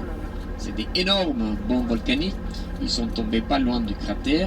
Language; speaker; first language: French; non-native, fluent; Spanish